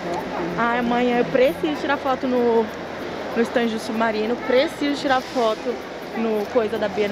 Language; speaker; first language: Portuguese; native; Portuguese